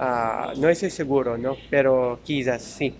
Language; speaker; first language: Spanish; non-native, learner; Filipino